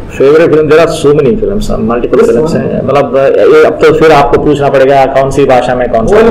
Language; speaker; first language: Hindi; non-native, local second language; Telugu